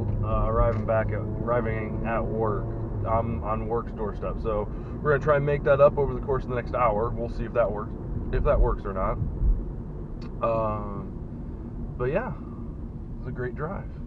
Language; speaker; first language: English; native; English